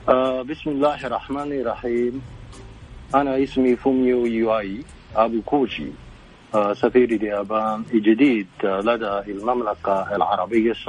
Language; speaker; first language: Arabic; non-native, fluent; Japanese